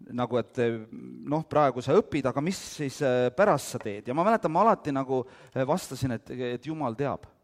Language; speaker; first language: Estonian; early bilingual, heritage; Estonian